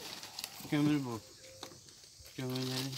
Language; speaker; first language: Turkish; native; Turkish